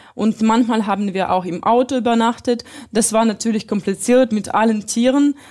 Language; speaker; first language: German; non-native, fluent; Russian